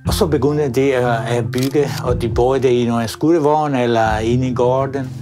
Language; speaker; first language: Danish; non-native, fluent; Italian